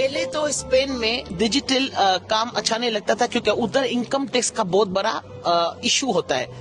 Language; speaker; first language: Hindi; native; Hindi